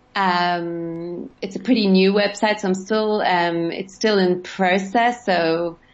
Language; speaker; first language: English; native; English